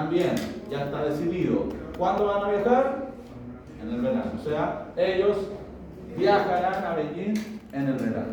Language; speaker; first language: Spanish; native; Spanish